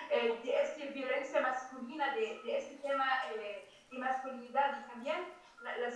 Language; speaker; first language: Spanish; non-native, fluent; Arabic